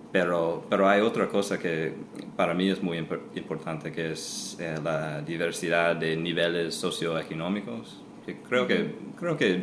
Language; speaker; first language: Spanish; non-native, fluent; English